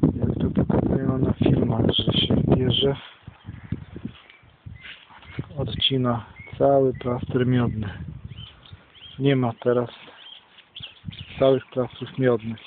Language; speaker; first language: Polish; native; Polish